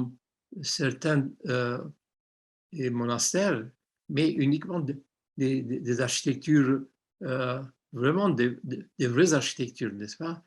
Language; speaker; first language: French; non-native, fluent; Armenian